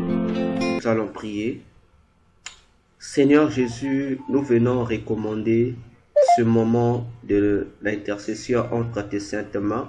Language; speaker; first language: French; non-native, local second language; Lingala